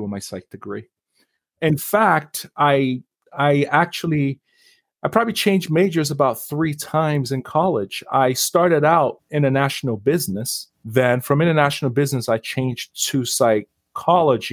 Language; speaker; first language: English; non-native, local second language; Yoruba